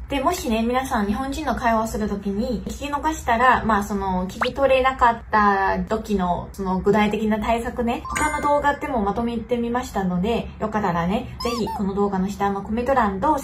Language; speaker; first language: Japanese; non-native, fluent; Chinese